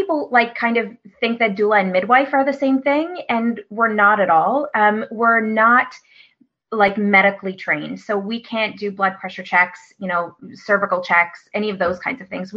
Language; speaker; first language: English; native; English